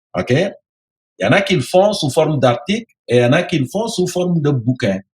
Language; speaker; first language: French; non-native, local second language; Serer